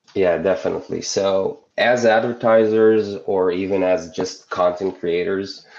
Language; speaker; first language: English; non-native, fluent; Hebrew